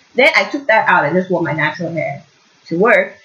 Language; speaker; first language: English; non-native, local second language; Yoruba